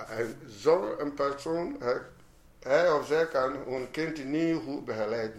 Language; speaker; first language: Dutch; non-native, fluent; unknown